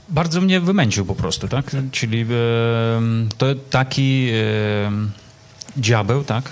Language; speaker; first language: Polish; non-native, fluent; Ukrainian